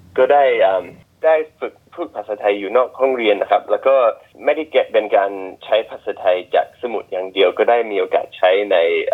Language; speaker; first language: Thai; non-native, fluent; English